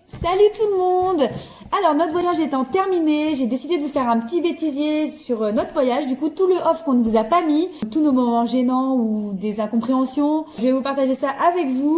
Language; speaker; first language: French; native; French